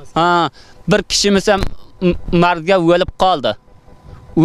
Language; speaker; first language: Turkish; non-native, learner; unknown